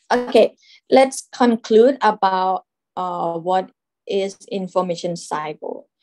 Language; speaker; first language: English; non-native, fluent; Thai